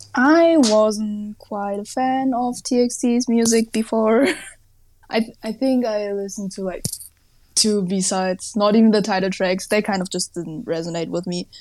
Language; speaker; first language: English; non-native, fluent; German